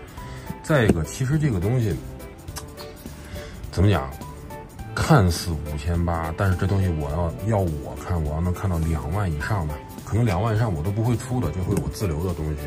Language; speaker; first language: Chinese; native; Chinese